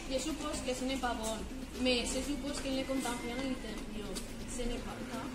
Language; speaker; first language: French; non-native, learner; Spanish